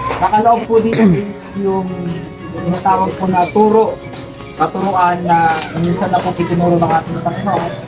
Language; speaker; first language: Filipino; native; Filipino